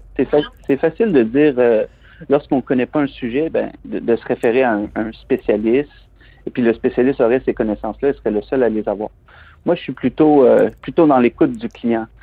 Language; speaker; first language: French; native; French